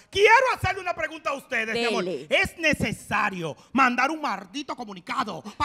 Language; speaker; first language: Spanish; native; Spanish